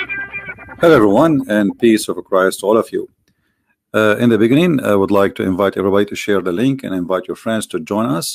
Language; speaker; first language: English; non-native, fluent; Arabic